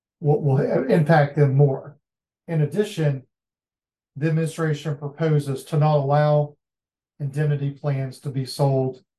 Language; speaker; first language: English; native; English